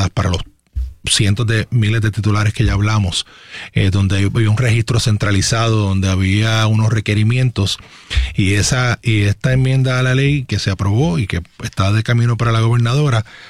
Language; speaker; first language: Spanish; native; Spanish